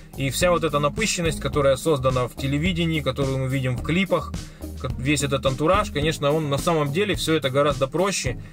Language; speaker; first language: Russian; native; Russian